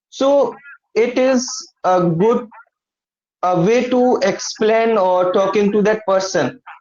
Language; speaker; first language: English; non-native, learner; Hindi